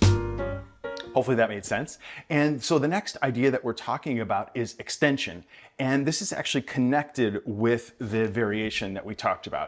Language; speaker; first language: English; native; English